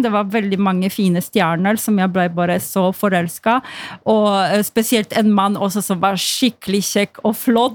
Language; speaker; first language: Norwegian; non-native, fluent; Polish